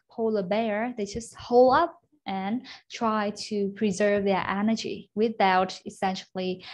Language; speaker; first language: English; non-native, fluent; Vietnamese